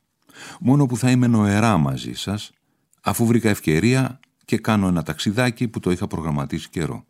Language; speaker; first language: Greek; native; Greek